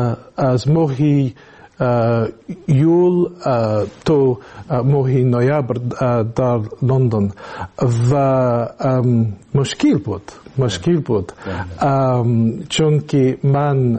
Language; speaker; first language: Tajik; non-native, learner; English